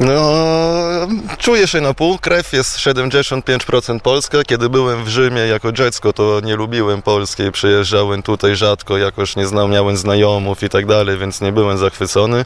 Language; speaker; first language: Polish; non-native, fluent; Italian